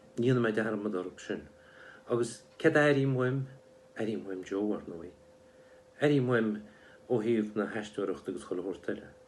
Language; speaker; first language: Irish; native; Irish